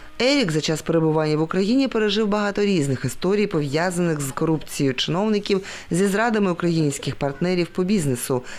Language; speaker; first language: Ukrainian; native; Ukrainian